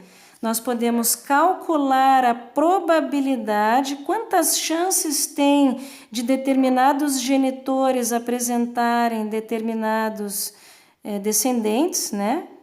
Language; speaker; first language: Portuguese; native; Portuguese